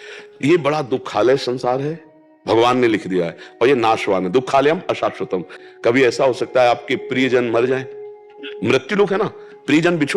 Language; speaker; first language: Hindi; native; Hindi